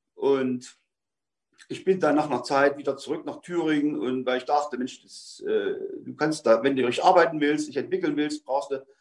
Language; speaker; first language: German; native; German